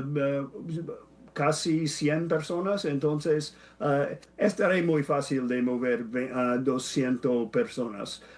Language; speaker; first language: Spanish; non-native, fluent; English